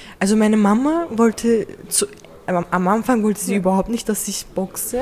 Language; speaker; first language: German; early bilingual, other home language; Turkish